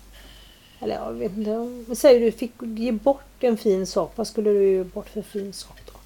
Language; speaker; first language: Swedish; native; Swedish